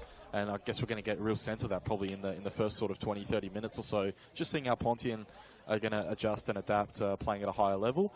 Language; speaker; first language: English; native; English